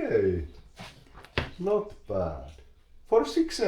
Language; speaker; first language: English; non-native, fluent; Finnish